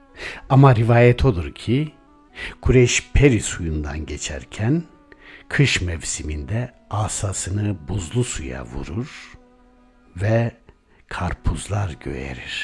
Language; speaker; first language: Turkish; native; Turkish